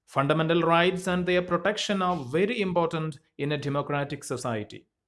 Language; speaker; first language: English; non-native, local second language; Malayalam